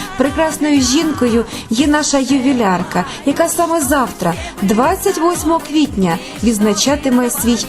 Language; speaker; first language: Ukrainian; native; Ukrainian